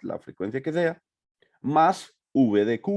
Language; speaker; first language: Spanish; native; Spanish